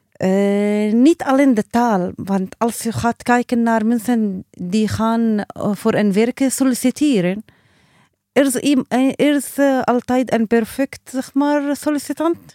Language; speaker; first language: Dutch; non-native, learner; Arabic